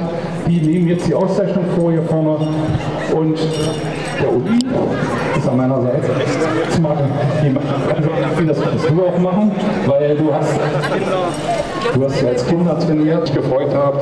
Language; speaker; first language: German; native; German